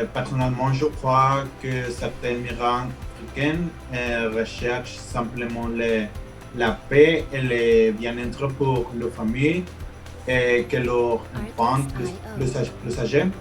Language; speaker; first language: French; non-native, fluent; Spanish